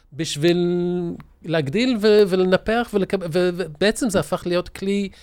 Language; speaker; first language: Hebrew; early bilingual, other home language; English